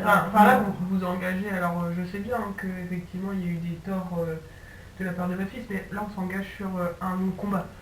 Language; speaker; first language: French; native; French